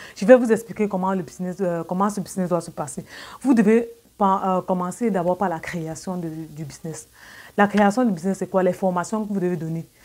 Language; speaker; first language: French; native; French